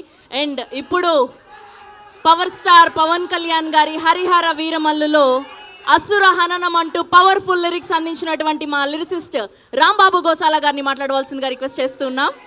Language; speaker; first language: Telugu; native; Telugu